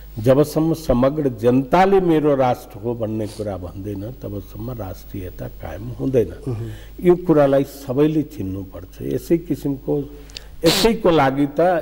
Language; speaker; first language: Nepali; non-native, local second language; Maithili